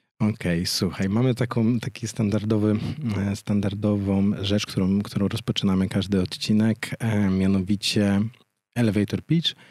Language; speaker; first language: Polish; native; Polish